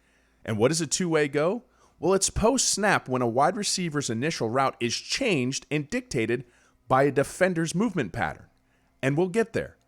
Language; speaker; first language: English; native; English